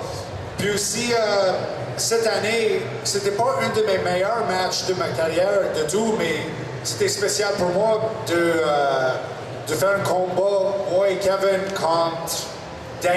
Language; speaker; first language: French; non-native, local second language; English